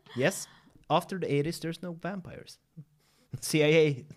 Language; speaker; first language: English; non-native, fluent; Swedish